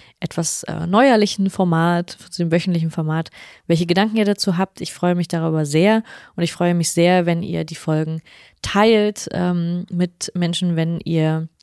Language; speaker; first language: German; native; German